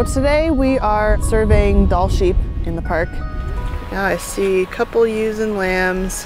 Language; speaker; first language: English; native; English